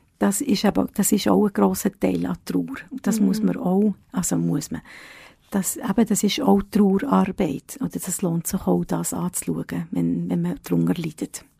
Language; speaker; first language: German; early bilingual, other home language; Italian